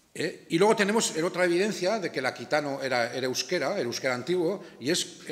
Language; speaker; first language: Spanish; native; Spanish